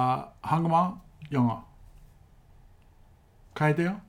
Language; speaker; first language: Korean; non-native, fluent; English